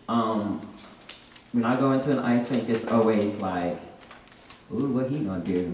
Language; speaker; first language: English; native; English